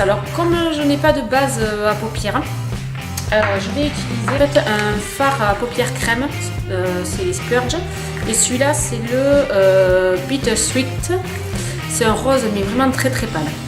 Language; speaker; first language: French; native; French